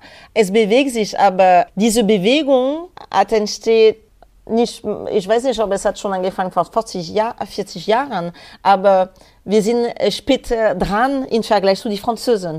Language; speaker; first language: German; non-native, fluent; French